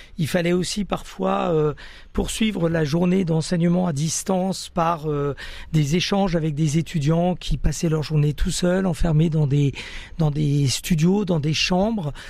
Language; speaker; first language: French; early bilingual, other home language; Italian